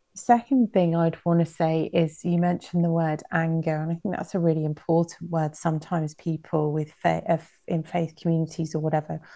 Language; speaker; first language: English; native; English